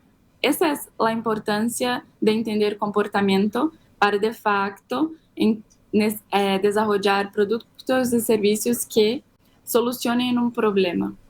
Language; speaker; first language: Spanish; non-native, fluent; Portuguese